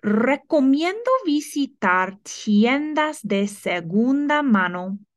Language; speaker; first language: Spanish; non-native, fluent; English